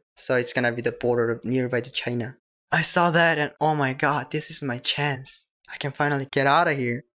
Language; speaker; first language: English; non-native, learner; Korean